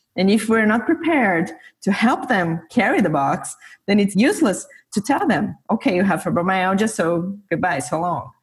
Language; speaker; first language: English; non-native, fluent; Portuguese